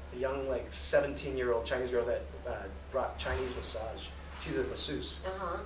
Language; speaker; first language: English; native; English